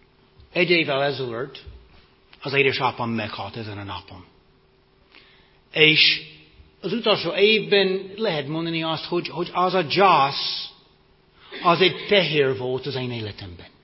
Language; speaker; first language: Hungarian; non-native, fluent; English